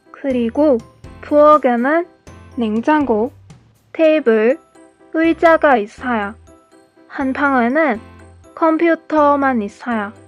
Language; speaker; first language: Korean; non-native, learner; Persian